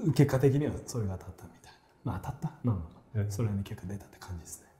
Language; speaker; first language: Japanese; early bilingual, heritage; Japanese